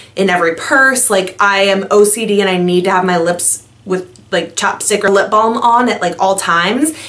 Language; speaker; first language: English; native; English